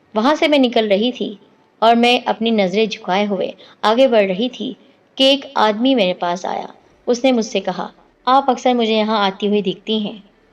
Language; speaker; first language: Urdu; native; Urdu